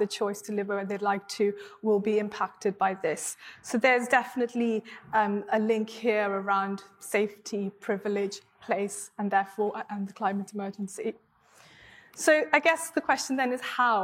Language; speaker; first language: English; non-native, local second language; Hindi